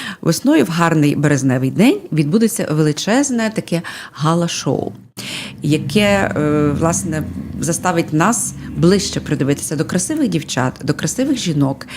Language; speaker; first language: Ukrainian; native; Ukrainian